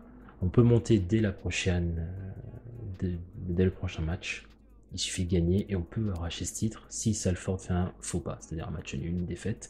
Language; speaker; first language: French; native; French